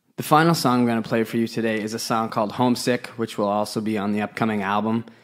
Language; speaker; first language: English; native; English